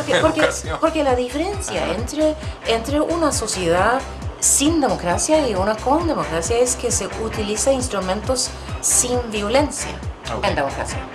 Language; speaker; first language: Spanish; non-native, fluent; Swedish